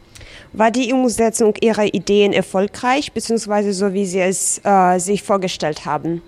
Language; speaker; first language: German; native; German